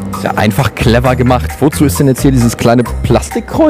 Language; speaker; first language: German; native; German